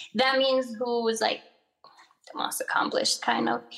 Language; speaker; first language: English; early bilingual, other home language; Arabic